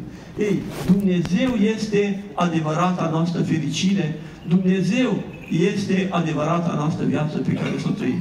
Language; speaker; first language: Romanian; native; Romanian